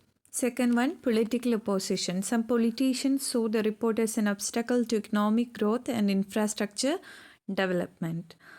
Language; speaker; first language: English; non-native, local second language; Malayalam